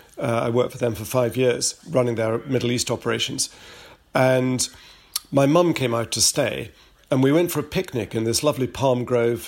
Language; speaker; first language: English; native; English